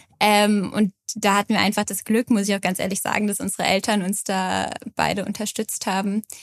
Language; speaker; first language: German; native; German